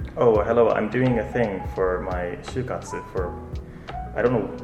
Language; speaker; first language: English; native; English